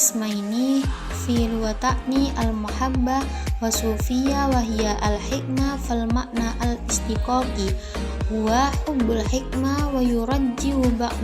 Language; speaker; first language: Arabic; non-native, learner; Indonesian